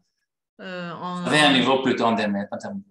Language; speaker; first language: French; non-native, fluent; Greek